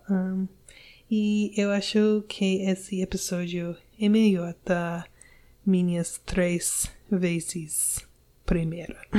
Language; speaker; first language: Portuguese; non-native, learner; English